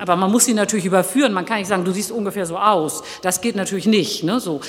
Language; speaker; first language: German; early bilingual, other home language; Turkish